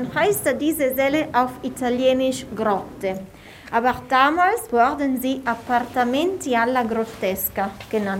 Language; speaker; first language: German; non-native, fluent; Italian